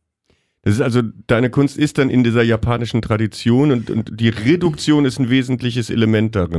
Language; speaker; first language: German; native; German